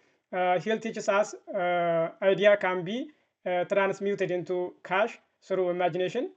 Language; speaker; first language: English; non-native, fluent; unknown